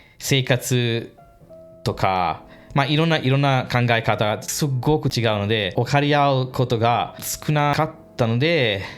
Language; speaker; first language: Japanese; non-native, fluent; English